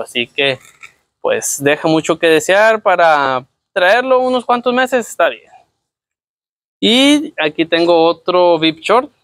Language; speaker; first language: Spanish; native; Spanish